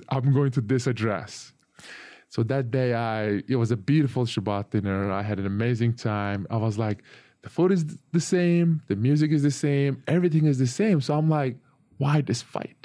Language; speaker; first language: English; non-native, fluent; Turkish